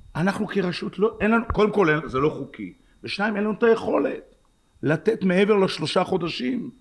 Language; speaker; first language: Hebrew; native; Hebrew